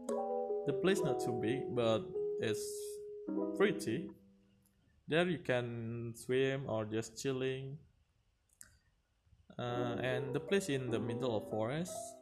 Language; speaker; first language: English; non-native, learner; Indonesian